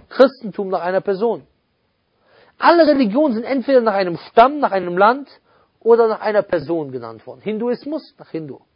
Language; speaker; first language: German; native; German